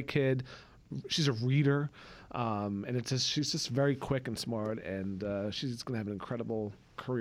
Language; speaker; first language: English; native; English